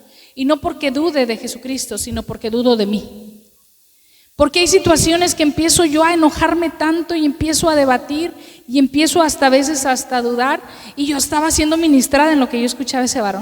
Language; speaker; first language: Spanish; native; Spanish